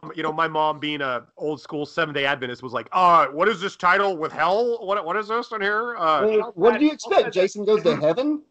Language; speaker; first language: English; native; English